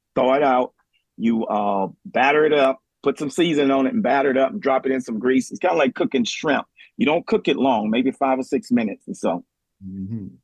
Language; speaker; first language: English; native; English